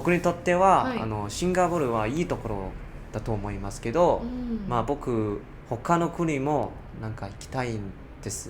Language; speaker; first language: Japanese; non-native, learner; Cantonese